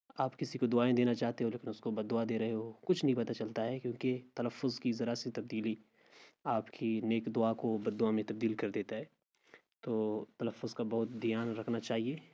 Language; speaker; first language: Urdu; non-native, local second language; Baluchi